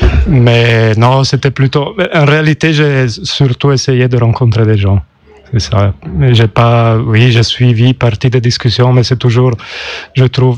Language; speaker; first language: French; non-native, local second language; German